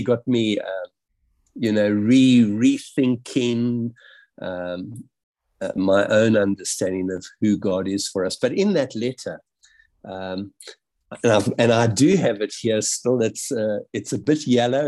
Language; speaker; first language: English; native; English